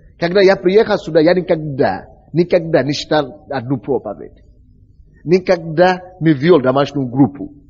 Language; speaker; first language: Russian; non-native, fluent; Yoruba